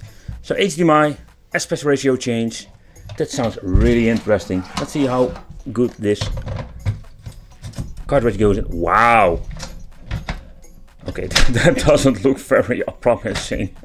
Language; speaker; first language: English; non-native, fluent; Dutch